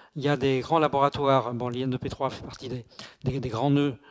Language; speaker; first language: French; native; French